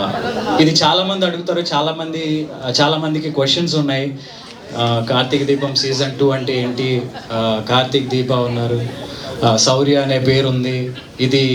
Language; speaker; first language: Telugu; native; Telugu